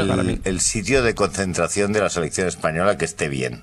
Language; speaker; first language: Spanish; native; Spanish